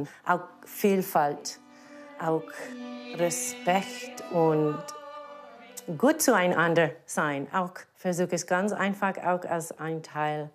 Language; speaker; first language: German; non-native, fluent; English